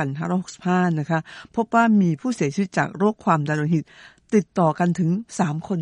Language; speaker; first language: Thai; native; Thai